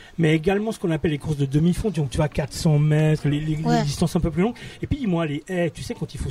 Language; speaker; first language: French; native; French